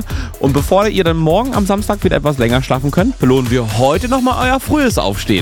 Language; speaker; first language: German; native; German